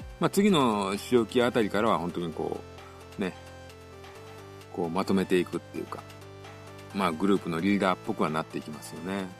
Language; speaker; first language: Japanese; native; Japanese